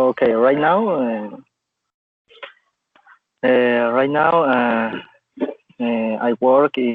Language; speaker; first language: English; non-native, learner; Spanish